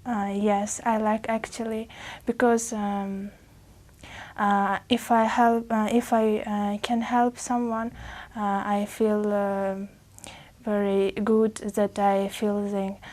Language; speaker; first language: English; non-native, learner; Uzbek